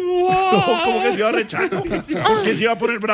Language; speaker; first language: Spanish; native; Spanish